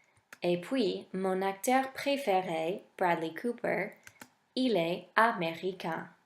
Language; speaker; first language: French; non-native, fluent; English